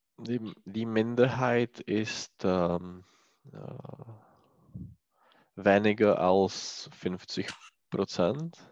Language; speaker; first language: German; non-native, learner; Czech